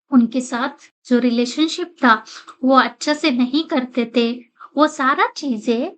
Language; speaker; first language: Hindi; non-native, local second language; Kannada